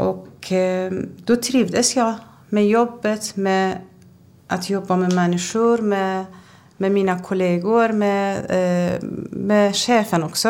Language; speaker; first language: Swedish; non-native, fluent; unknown